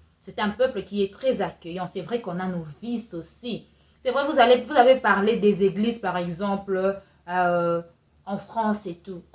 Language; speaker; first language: French; non-native, local second language; Lingala